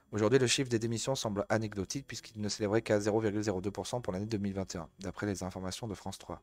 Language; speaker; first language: French; native; French